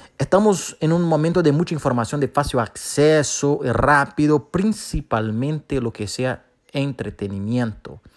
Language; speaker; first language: Spanish; non-native, fluent; Portuguese